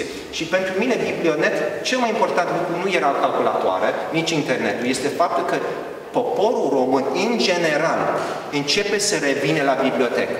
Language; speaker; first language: Romanian; early bilingual, heritage; Romanian